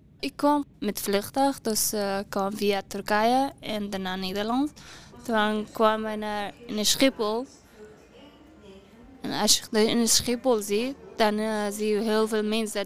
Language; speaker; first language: Dutch; non-native, learner; Persian